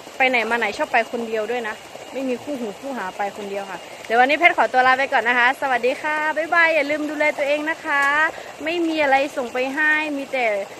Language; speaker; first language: Thai; non-native, local second language; S'gaw Karen